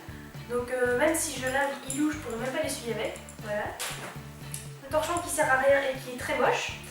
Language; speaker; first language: French; native; French